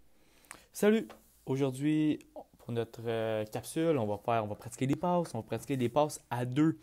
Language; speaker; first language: French; native; French